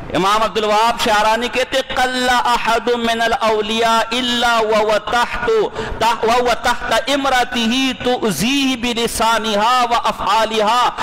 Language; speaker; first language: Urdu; non-native, local second language; Pashto